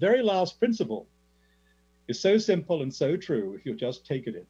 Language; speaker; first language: English; native; English